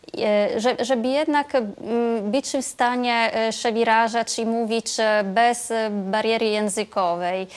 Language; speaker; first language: Polish; non-native, fluent; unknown